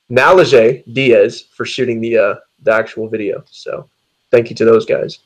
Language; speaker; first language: English; native; English